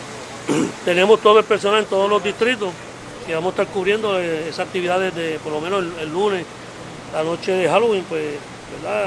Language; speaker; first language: Spanish; native; Spanish